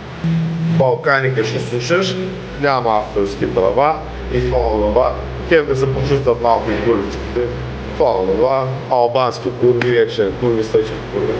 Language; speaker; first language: Bulgarian; native; Bulgarian